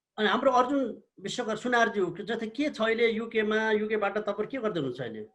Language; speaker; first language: Nepali; native; Nepali